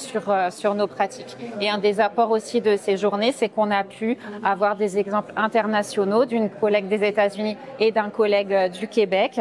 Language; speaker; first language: French; native; French